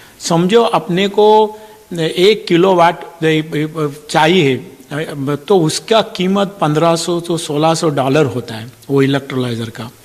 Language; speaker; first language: Hindi; non-native, local second language; Marathi